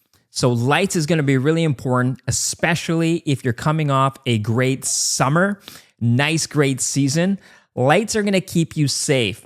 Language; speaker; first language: English; native; English